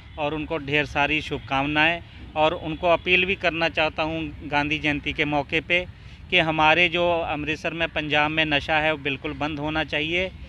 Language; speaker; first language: Hindi; non-native, local second language; Punjabi